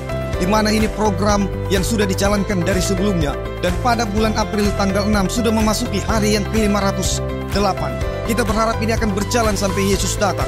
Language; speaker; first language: Indonesian; native; Indonesian